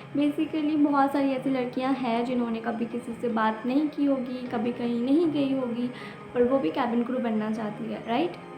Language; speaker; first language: Hindi; non-native, local second language; Bangla